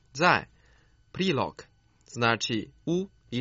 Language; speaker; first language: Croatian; non-native, fluent; Chinese